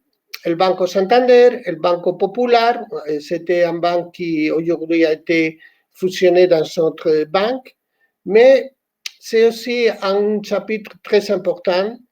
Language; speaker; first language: French; non-native, fluent; Spanish